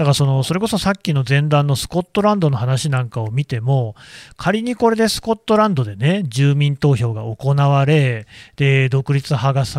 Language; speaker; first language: Japanese; native; Japanese